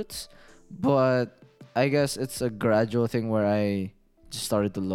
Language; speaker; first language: English; non-native, local second language; Filipino